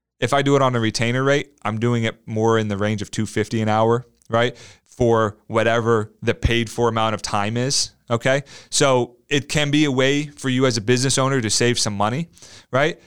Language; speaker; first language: English; native; English